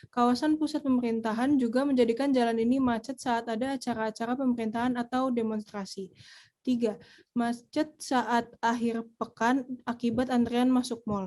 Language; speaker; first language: Indonesian; native; Indonesian